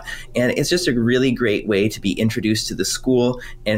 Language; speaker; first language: English; non-native, fluent; French